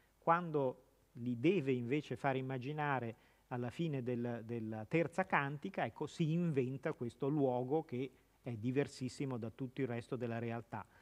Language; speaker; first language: Italian; native; Italian